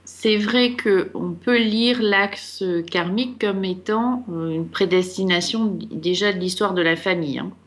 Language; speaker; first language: French; native; French